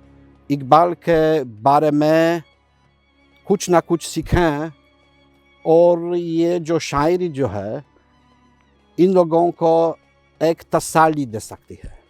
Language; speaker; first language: Hindi; non-native, fluent; Polish